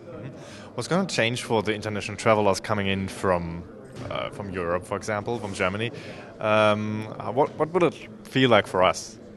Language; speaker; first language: English; non-native, fluent; German